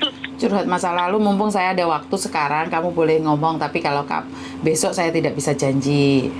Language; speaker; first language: Indonesian; non-native, local second language; Javanese